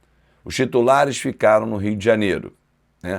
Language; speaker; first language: Portuguese; native; Portuguese